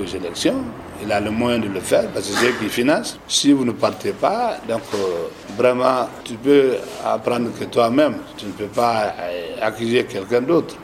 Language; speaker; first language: French; non-native, local second language; Susu